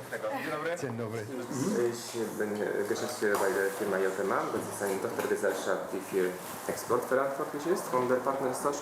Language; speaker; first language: German; non-native, fluent; Polish